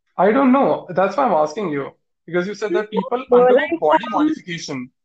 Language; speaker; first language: English; non-native, local second language; Hindi